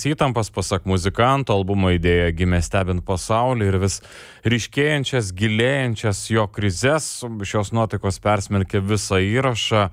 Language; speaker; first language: Lithuanian; native; Lithuanian